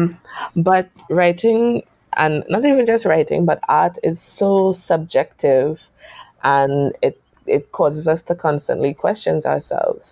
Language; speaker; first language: English; native; English